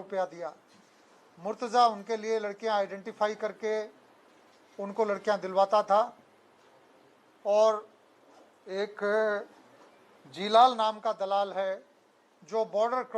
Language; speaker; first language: Hindi; non-native, local second language; Gujarati